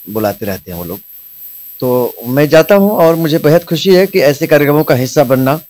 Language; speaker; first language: Hindi; non-native, local second language; Bhojpuri